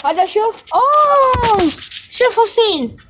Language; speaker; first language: Arabic; non-native, learner; Cebuano